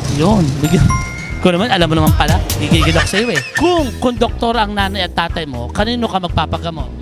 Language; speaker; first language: Filipino; native; Filipino